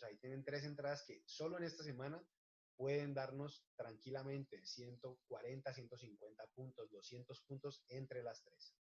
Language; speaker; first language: Spanish; native; Spanish